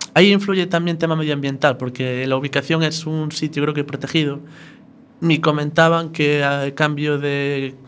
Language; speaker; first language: Spanish; native; Spanish